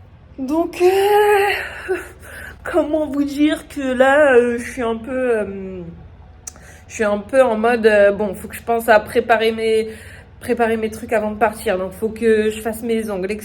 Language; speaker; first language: French; native; French